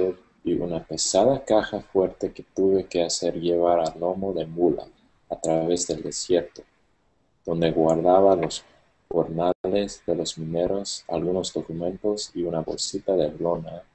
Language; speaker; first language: Spanish; non-native, learner; English